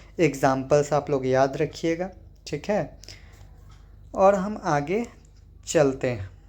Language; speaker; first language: Hindi; native; Hindi